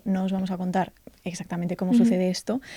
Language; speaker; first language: Spanish; native; Spanish